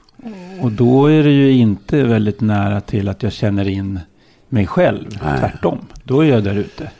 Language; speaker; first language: Swedish; native; Swedish